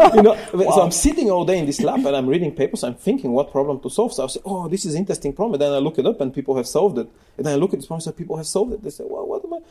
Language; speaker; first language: English; non-native, fluent; Bulgarian